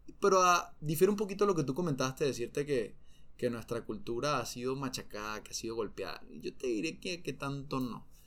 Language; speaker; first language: Spanish; native; Spanish